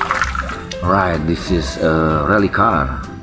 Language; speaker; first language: English; non-native, learner; Indonesian